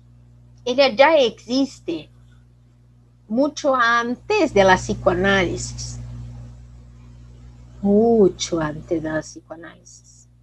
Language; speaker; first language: Spanish; non-native, fluent; Portuguese